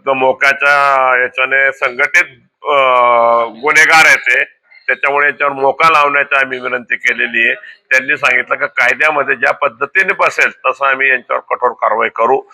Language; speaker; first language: Marathi; native; Marathi